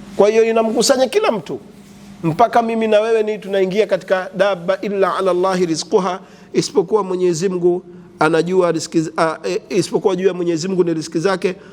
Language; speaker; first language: Swahili; native; Swahili